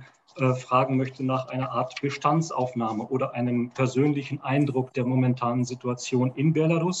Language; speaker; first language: German; native; German